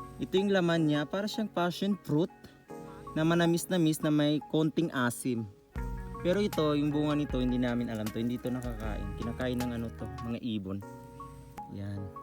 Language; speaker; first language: Filipino; non-native, local second language; Maguindanaon